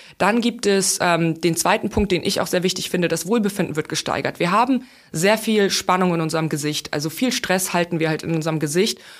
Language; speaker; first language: German; non-native, fluent; Russian